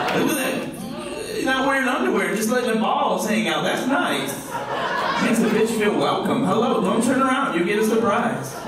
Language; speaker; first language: English; native; English